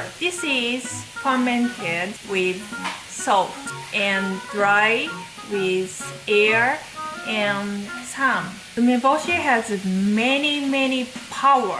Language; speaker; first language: English; non-native, learner; Japanese